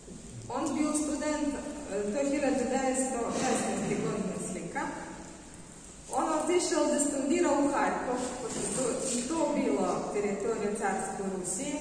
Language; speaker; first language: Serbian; non-native, fluent; Russian